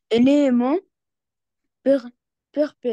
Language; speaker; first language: French; non-native, learner; Arabic